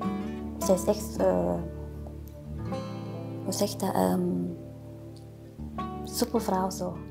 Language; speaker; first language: Dutch; non-native, learner; Thai